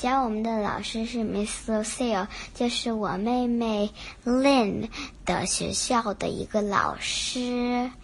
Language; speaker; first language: Chinese; early bilingual, heritage; Chinese